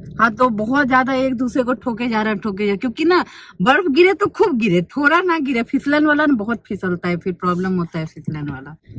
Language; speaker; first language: Hindi; native; Hindi